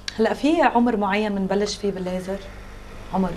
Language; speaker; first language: Arabic; native; Arabic